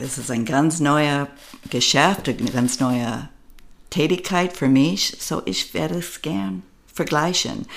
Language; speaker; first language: German; non-native, fluent; English